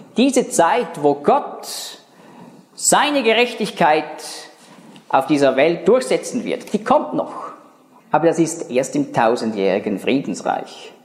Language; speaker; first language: German; native; German